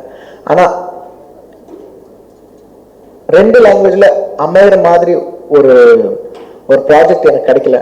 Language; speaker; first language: Tamil; non-native, local second language; Telugu